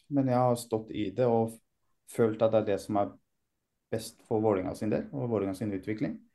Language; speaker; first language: Norwegian; early bilingual, other home language; Persian